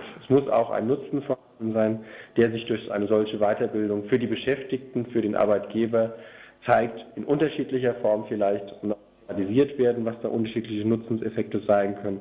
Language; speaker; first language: German; native; German